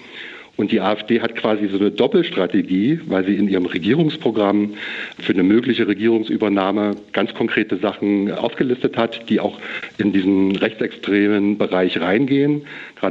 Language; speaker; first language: German; native; German